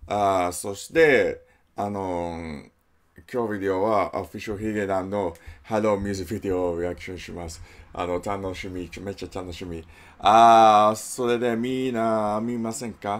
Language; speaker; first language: Japanese; non-native, learner; English